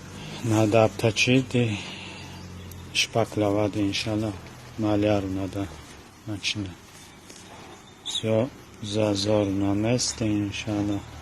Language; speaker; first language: Russian; non-native, local second language; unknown